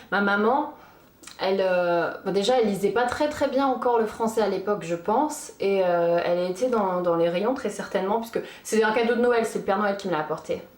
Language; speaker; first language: French; early bilingual, other home language; Portuguese